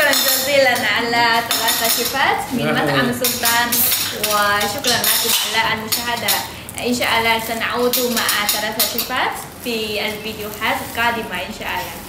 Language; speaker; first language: Arabic; non-native, fluent; Vietnamese